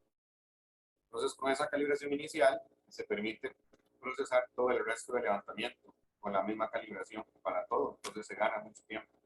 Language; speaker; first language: Spanish; native; Spanish